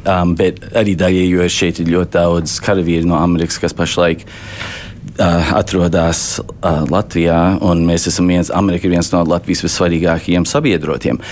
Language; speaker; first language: Latvian; early bilingual, heritage; Latvian